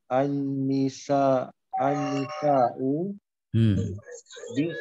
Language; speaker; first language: Arabic; non-native, learner; Malay